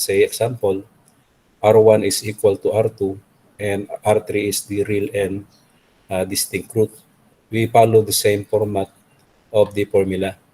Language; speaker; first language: English; non-native, local second language; Filipino